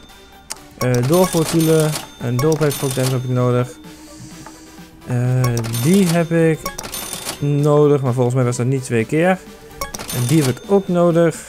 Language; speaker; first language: Dutch; native; Dutch